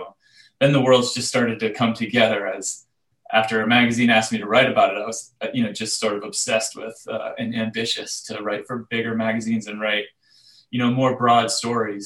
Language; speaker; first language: English; native; English